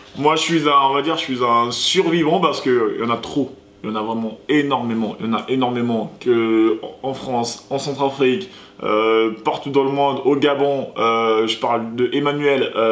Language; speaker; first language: French; early bilingual, other home language; Sango